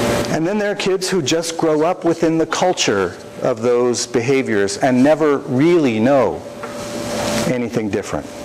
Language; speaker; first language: English; native; English